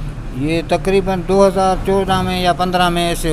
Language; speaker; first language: Hindi; non-native, local second language; Baluchi